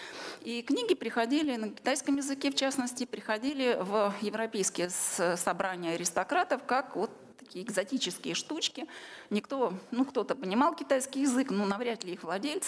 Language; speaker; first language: Russian; native; Russian